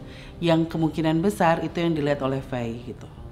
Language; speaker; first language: Indonesian; native; Indonesian